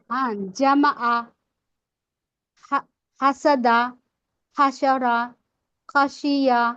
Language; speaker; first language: Arabic; non-native, learner; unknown